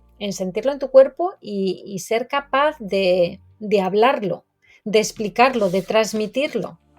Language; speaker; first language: Spanish; native; Spanish